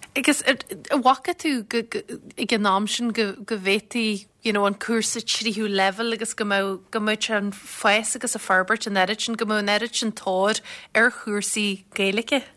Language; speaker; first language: Irish; native; Irish